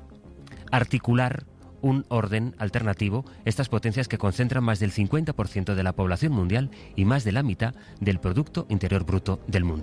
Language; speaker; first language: Spanish; native; Spanish